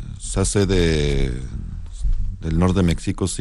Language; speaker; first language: French; non-native, learner; Spanish